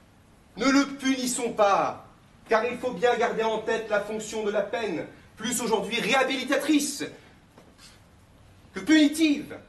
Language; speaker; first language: French; native; French